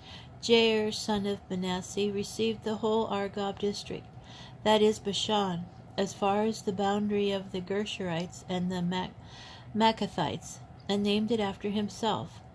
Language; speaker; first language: English; native; English